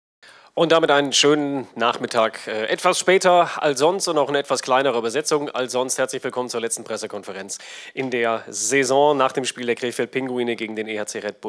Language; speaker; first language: German; native; German